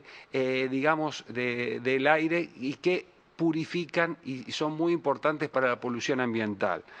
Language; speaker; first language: Spanish; native; Spanish